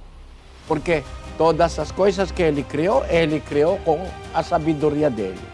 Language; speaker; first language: Portuguese; non-native, learner; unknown